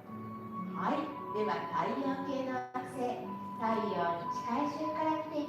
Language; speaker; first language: Japanese; native; Japanese